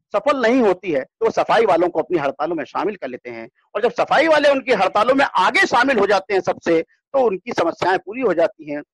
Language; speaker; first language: Hindi; native; Hindi